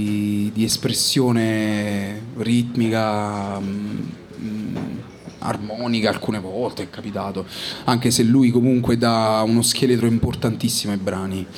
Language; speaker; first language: Italian; native; Italian